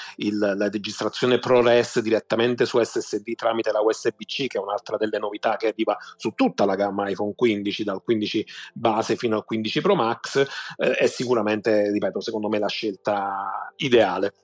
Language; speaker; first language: Italian; native; Italian